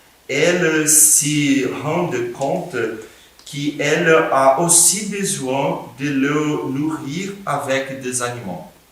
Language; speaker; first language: French; non-native, fluent; Portuguese